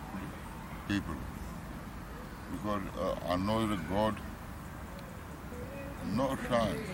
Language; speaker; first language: English; non-native, learner; Romany